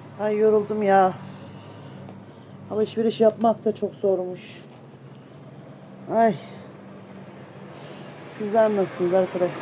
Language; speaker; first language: Turkish; native; Turkish